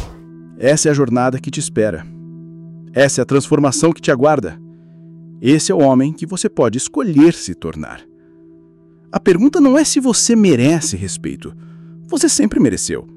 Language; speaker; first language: Portuguese; native; Portuguese